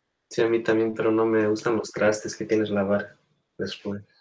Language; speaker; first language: Spanish; early bilingual, heritage; Spanish